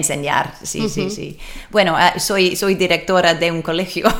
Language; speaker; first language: Spanish; non-native, learner; English